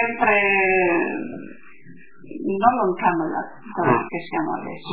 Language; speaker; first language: Italian; early bilingual, heritage; Italian